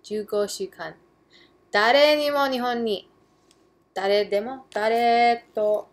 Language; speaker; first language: Japanese; early bilingual, heritage; English